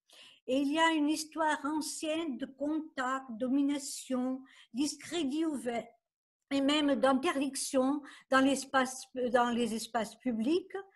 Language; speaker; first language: French; non-native, fluent; Portuguese